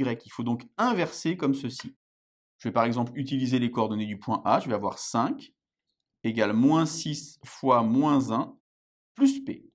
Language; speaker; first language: French; native; French